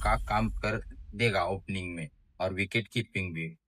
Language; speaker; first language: Hindi; non-native, local second language; Marathi